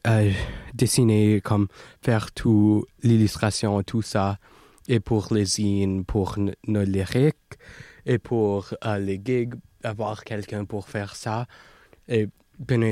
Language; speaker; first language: French; non-native, fluent; English